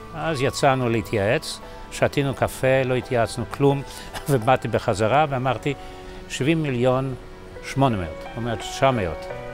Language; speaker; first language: Hebrew; non-native, fluent; Polish